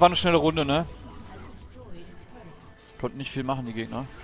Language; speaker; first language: German; native; German